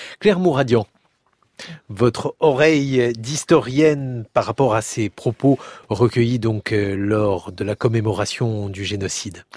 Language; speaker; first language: French; native; French